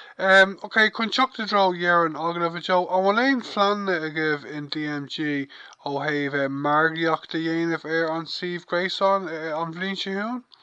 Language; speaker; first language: Irish; non-native, local second language; English